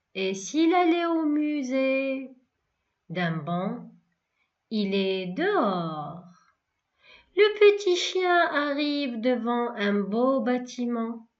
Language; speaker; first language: French; non-native, local second language; Arabic